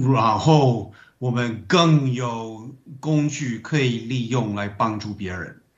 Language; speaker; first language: Chinese; non-native, fluent; English